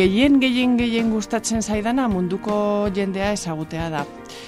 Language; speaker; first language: Basque; non-native, local second language; Spanish